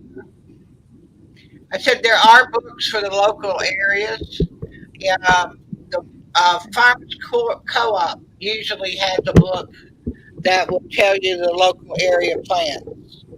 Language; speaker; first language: English; native; English